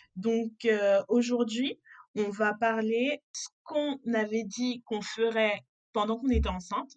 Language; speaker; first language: French; native; French